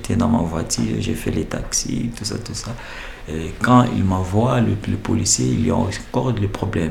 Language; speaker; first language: French; non-native, local second language; Lingala